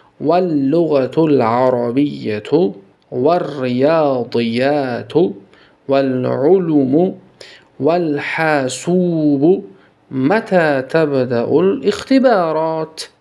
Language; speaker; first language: Arabic; non-native, fluent; Tajik